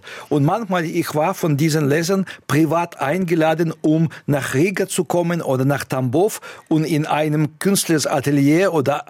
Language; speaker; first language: German; non-native, fluent; Russian